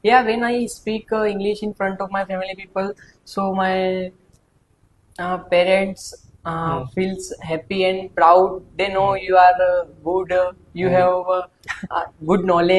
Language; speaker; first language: English; non-native, learner; Hindi